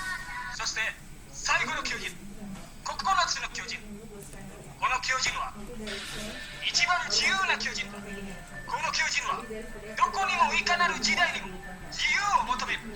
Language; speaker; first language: Japanese; non-native, learner; Indonesian